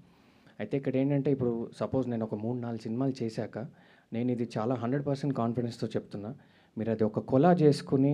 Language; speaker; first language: Telugu; native; Telugu